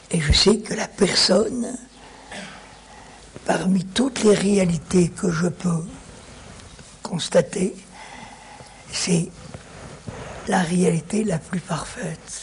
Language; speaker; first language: French; native; French